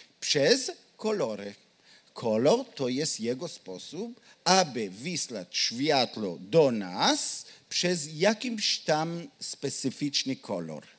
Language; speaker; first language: Polish; non-native, learner; Hebrew